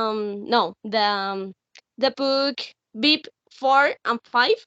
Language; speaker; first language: English; non-native, learner; Spanish